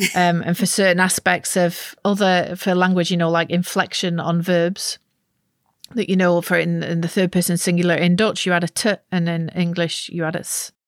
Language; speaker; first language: English; native; English